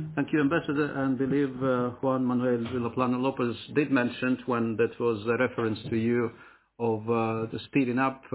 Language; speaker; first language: English; non-native, fluent; Ukrainian